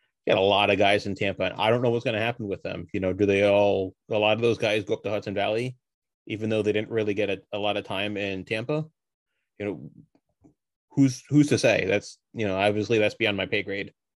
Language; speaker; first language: English; early bilingual, other home language; Spanish